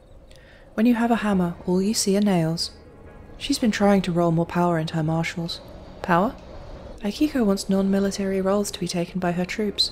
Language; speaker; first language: English; native; English